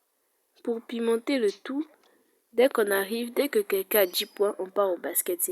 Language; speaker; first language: French; native; French